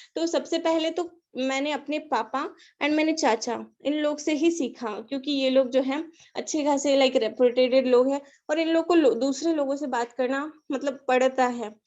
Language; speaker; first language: Hindi; non-native, local second language; Marathi